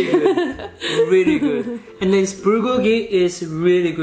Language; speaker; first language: English; non-native, fluent; Korean